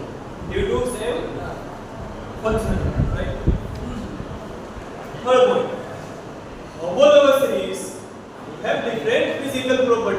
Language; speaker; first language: English; non-native, local second language; Hindi